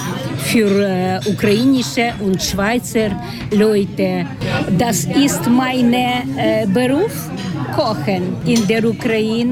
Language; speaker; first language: German; non-native, learner; Ukrainian